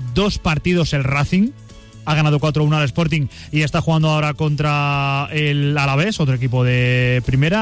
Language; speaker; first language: Spanish; native; Spanish